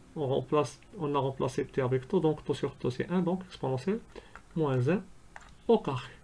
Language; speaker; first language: French; non-native, local second language; Arabic